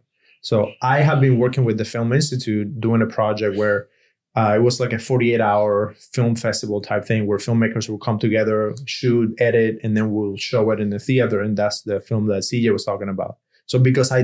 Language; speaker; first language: English; non-native, fluent; Spanish